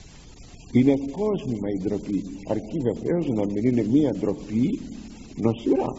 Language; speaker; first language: Greek; native; Greek